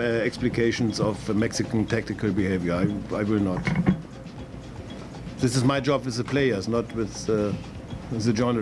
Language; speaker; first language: English; non-native, fluent; German